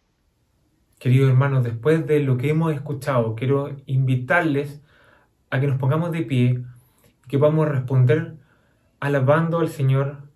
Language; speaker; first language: Spanish; native; Spanish